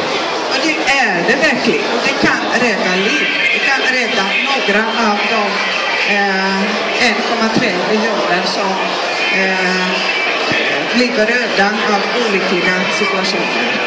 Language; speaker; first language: Swedish; non-native, fluent; Greek